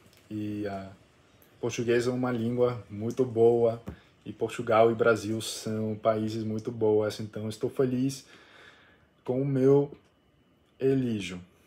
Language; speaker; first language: Portuguese; non-native, learner; English